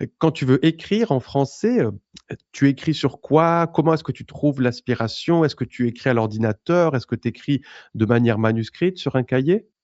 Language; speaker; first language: French; native; French